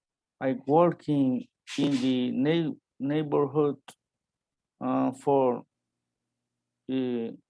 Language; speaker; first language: English; non-native, learner; Spanish